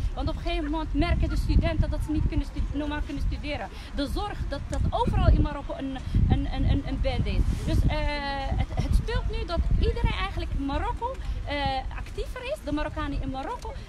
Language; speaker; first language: Dutch; early bilingual, other home language; Riffian